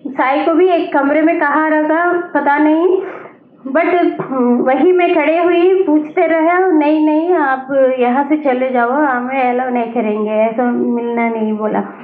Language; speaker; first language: Hindi; non-native, local second language; Telugu